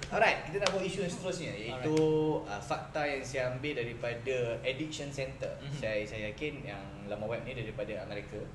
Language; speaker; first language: Malay; native; Malay